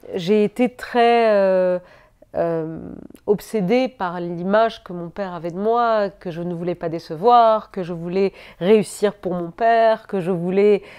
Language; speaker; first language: French; native; French